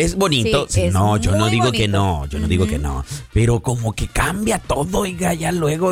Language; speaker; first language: Spanish; native; Spanish